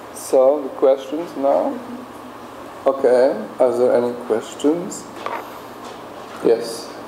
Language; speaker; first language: English; non-native, fluent; Polish